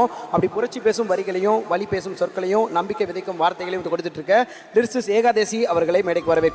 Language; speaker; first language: Tamil; native; Tamil